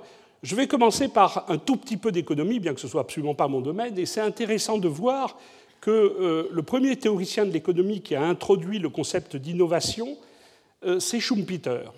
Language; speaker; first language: French; native; French